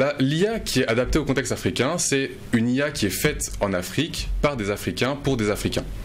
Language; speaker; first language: French; non-native, local second language; Mossi